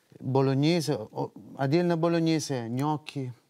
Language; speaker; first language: Russian; non-native, learner; Italian